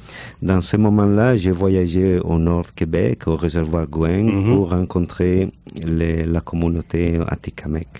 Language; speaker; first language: French; non-native, fluent; Catalan